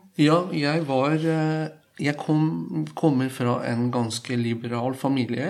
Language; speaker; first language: Norwegian; non-native, fluent; Persian